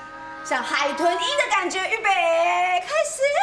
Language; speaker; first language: Chinese; native; Chinese